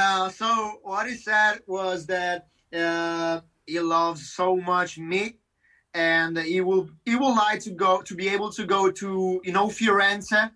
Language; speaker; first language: English; non-native, fluent; Italian